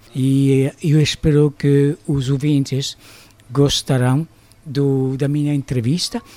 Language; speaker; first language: Portuguese; non-native, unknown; French